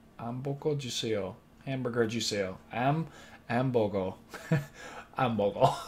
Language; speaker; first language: Korean; non-native, learner; English